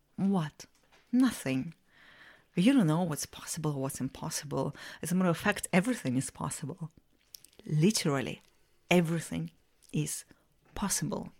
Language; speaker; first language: English; non-native, fluent; Russian